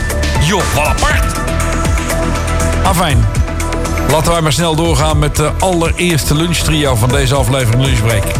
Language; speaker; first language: Dutch; native; Dutch